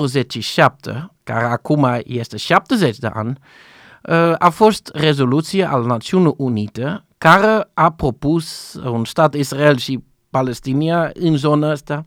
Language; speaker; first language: Romanian; non-native, learner; Dutch